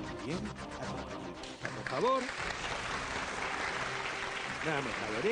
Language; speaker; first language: Spanish; native; Spanish